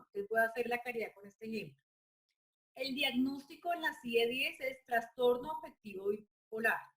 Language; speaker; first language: Spanish; native; Spanish